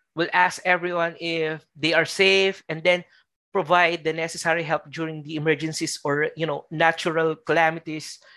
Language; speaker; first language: English; non-native, local second language; Filipino